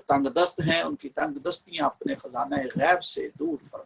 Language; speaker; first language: Urdu; native; Urdu